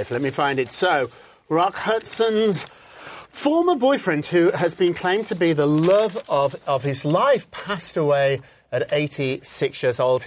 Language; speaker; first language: English; native; English